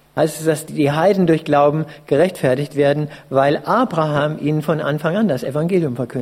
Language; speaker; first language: German; native; German